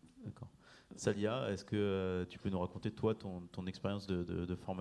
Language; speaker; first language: French; native; French